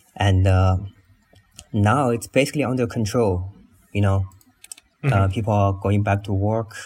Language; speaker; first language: English; non-native, fluent; Chinese